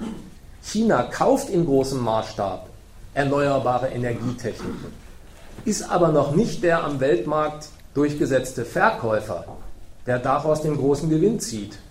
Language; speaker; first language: German; native; German